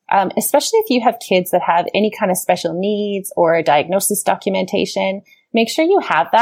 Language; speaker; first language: English; native; English